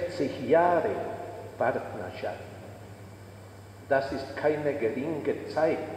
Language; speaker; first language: German; non-native, fluent; Spanish